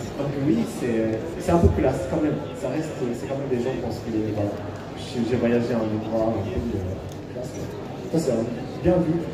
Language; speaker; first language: French; non-native, fluent; Japanese